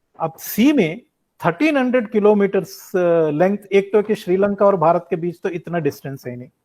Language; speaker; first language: Hindi; native; Hindi